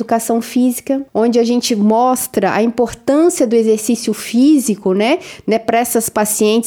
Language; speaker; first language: Portuguese; native; Portuguese